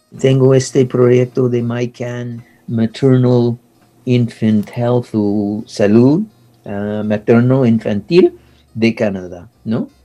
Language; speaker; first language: Spanish; non-native, learner; English